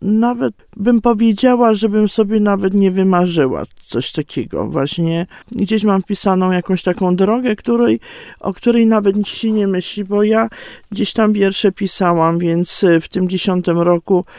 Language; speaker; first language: Polish; native; Polish